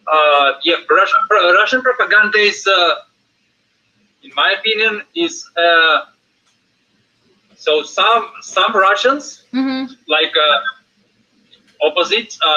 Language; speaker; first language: English; non-native, fluent; Russian